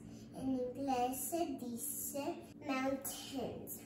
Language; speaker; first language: Spanish; early bilingual, heritage; English